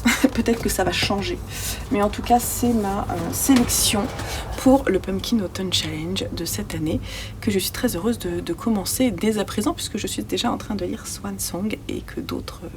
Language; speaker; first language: French; native; French